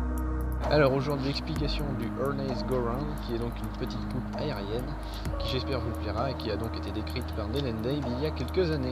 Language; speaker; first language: French; native; French